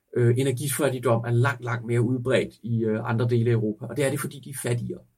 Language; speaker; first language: Danish; native; Danish